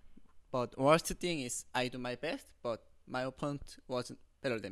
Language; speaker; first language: English; non-native, learner; Korean